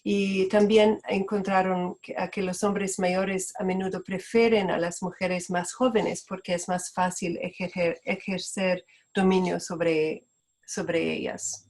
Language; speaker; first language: Spanish; non-native, fluent; Portuguese